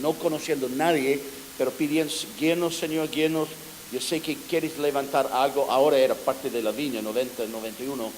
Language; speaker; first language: Spanish; non-native, fluent; English